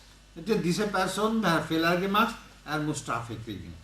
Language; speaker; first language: German; non-native, learner; Bangla